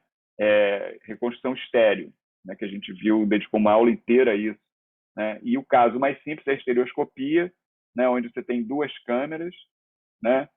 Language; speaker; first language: Portuguese; native; Portuguese